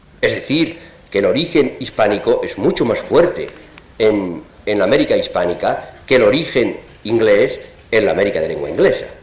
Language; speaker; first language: Spanish; native; Spanish